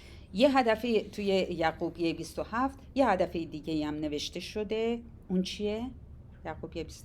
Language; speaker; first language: Persian; native; Persian